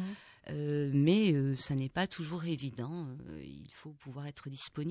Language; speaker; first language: French; native; French